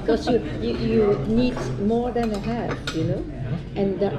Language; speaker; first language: English; non-native, learner; Dutch